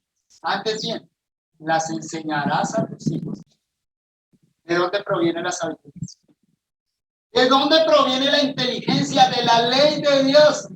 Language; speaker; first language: Spanish; native; Spanish